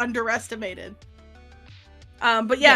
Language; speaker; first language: English; native; English